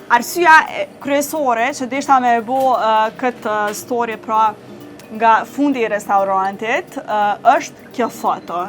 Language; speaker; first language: Albanian; native; Albanian